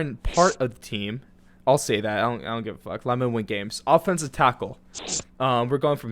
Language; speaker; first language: English; native; English